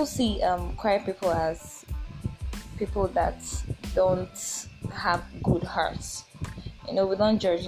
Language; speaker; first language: English; non-native, local second language; Yoruba